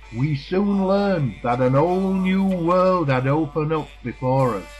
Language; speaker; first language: English; native; English